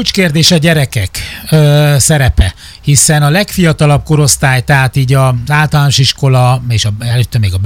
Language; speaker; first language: Hungarian; native; Hungarian